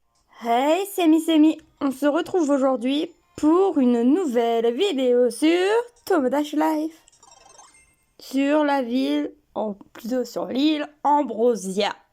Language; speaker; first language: French; native; French